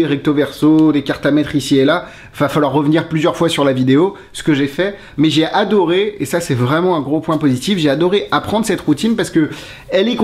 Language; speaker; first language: French; native; French